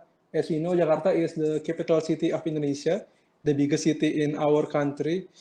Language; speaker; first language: English; non-native, learner; Indonesian